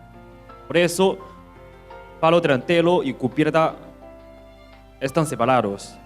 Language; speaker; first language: Spanish; non-native, learner; Chinese